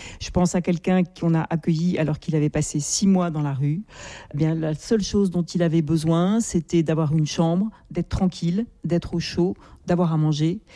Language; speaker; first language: French; native; French